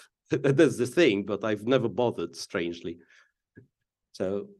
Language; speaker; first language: English; non-native, fluent; Russian